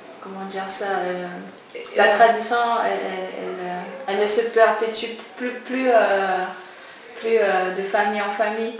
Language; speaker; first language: French; non-native, local second language; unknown